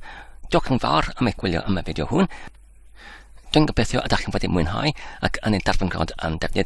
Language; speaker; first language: Welsh; non-native, learner; Polish